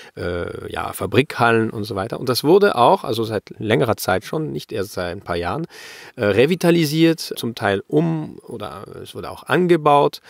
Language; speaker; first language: German; early bilingual, heritage; German